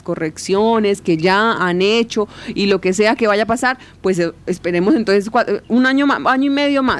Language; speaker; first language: Spanish; native; Spanish